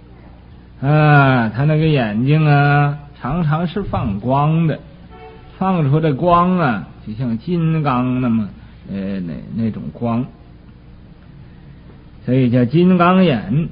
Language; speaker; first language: Chinese; native; Chinese